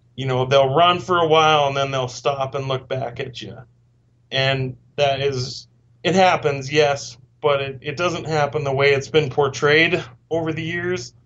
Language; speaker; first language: English; native; English